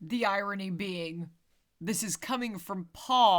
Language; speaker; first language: English; native; English